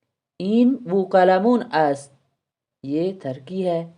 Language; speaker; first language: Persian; non-native, fluent; Urdu